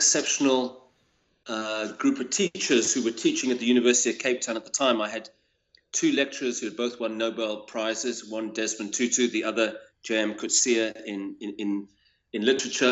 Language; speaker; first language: English; native; English